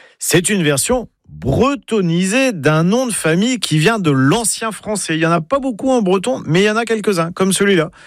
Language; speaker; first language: French; native; French